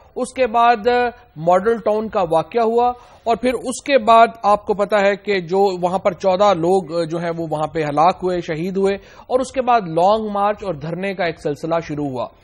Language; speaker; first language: Urdu; native; Urdu